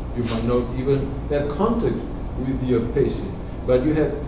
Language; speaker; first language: English; non-native, fluent; Spanish